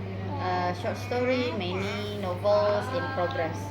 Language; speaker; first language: English; non-native, fluent; Indonesian